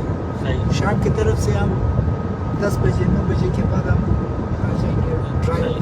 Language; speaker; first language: Hindi; non-native, learner; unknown